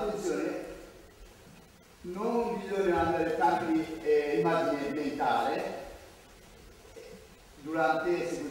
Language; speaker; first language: Italian; non-native, learner; Japanese